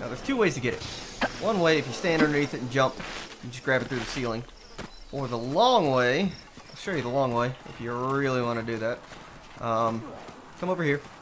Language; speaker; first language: English; native; English